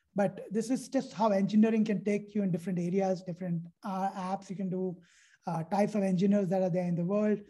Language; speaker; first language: English; non-native, local second language; Hindi